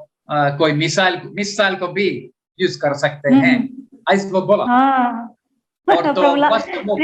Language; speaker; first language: Hindi; non-native, learner; Finnish